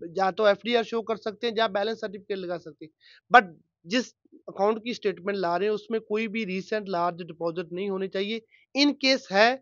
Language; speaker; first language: Hindi; non-native, local second language; Punjabi